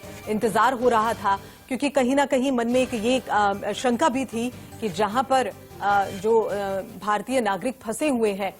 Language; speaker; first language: Hindi; native; Hindi